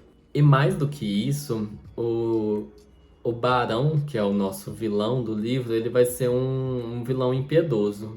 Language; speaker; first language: Portuguese; native; Portuguese